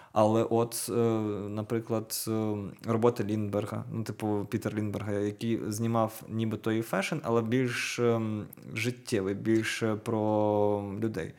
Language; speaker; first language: Ukrainian; non-native, local second language; Russian